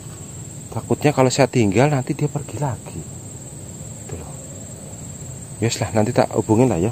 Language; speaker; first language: Indonesian; native; Indonesian